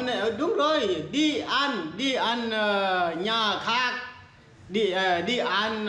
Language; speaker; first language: Vietnamese; non-native, learner; Portuguese